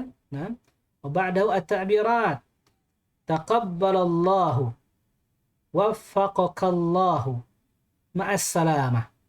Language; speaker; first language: Arabic; non-native, fluent; Indonesian